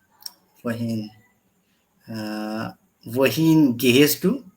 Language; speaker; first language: German; non-native, learner; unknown